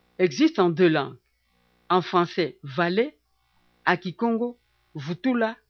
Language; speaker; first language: French; non-native, local second language; Kongo